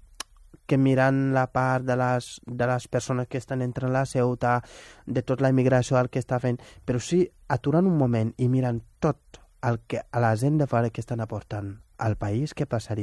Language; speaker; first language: Catalan; non-native, fluent; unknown